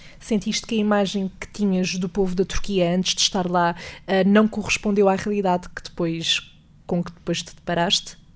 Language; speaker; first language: Portuguese; native; Portuguese